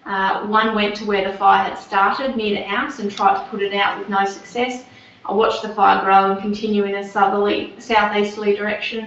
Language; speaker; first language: English; native; English